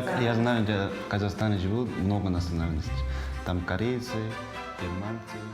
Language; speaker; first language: Russian; non-native, learner; Korean